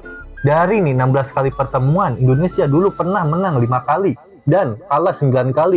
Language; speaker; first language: Indonesian; native; Indonesian